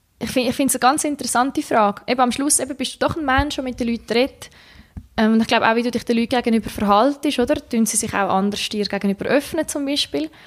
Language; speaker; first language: German; native; German